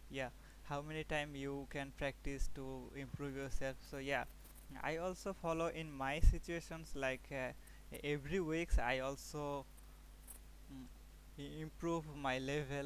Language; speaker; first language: English; non-native, learner; Bangla